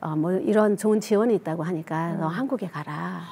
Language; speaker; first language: Korean; native; Korean